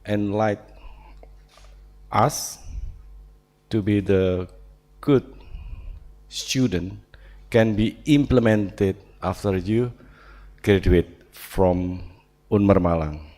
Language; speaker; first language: English; non-native, learner; Indonesian